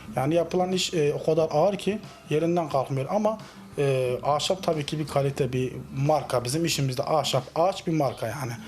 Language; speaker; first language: Turkish; native; Turkish